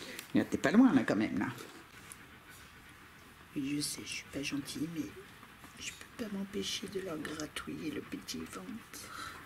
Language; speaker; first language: French; native; French